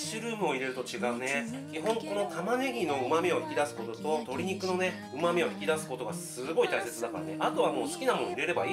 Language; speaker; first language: Japanese; native; Japanese